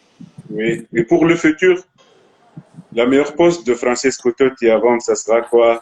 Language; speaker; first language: French; non-native, local second language; Arabic